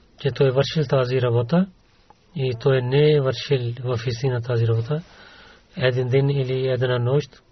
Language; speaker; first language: Bulgarian; non-native, learner; Urdu